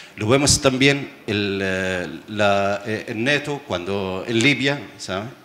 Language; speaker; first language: Spanish; non-native, fluent; Arabic